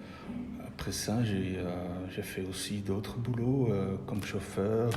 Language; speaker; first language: French; non-native, local second language; Dutch